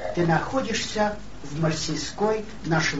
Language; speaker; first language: Polish; non-native, learner; Russian